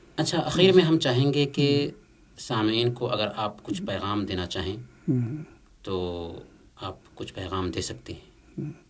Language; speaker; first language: Urdu; native; Urdu